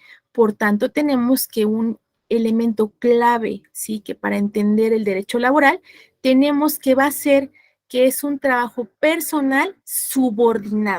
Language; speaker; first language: Spanish; native; Spanish